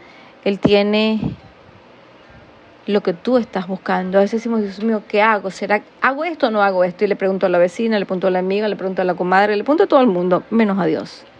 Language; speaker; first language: Spanish; native; Spanish